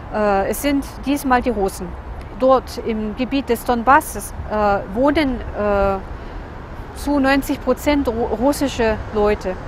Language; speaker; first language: German; non-native, fluent; Russian